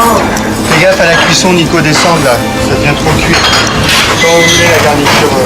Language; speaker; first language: French; native; French